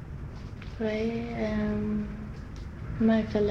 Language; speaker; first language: French; non-native, learner; Swedish